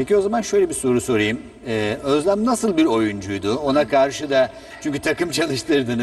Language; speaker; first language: Turkish; native; Turkish